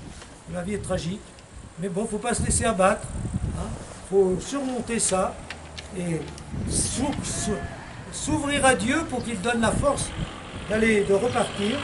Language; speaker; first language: French; native; French